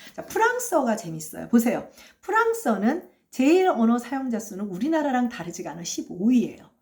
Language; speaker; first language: Korean; native; Korean